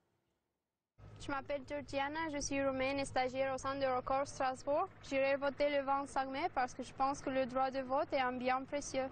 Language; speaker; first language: French; non-native, fluent; Romanian